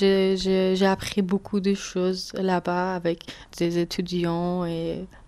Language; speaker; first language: French; non-native, learner; Persian